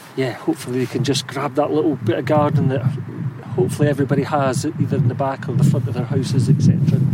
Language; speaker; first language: English; native; English